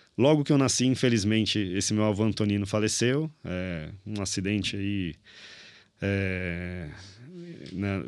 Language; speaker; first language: Portuguese; native; Portuguese